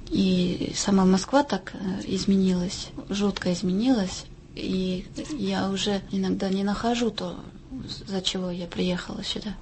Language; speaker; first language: Russian; non-native, fluent; French